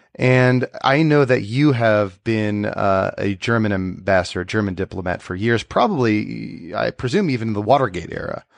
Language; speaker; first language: English; native; English